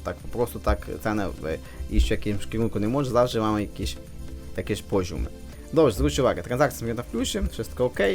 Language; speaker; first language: Polish; non-native, fluent; Ukrainian